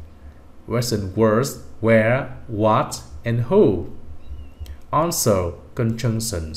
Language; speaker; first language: English; non-native, fluent; Vietnamese